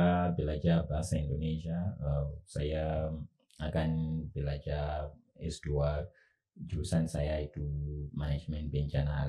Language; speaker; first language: Indonesian; non-native, learner; Nyanja